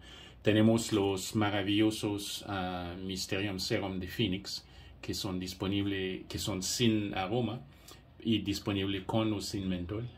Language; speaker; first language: Spanish; non-native, fluent; English